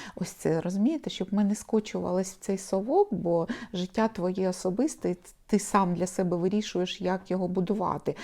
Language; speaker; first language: Ukrainian; non-native, local second language; Russian